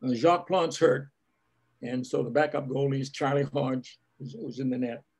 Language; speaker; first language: English; native; English